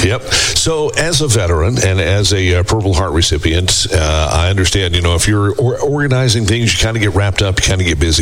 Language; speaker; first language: English; native; English